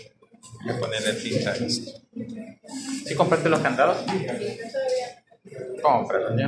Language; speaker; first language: Spanish; native; Spanish